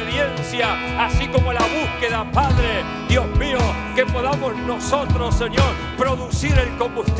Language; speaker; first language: Spanish; native; Spanish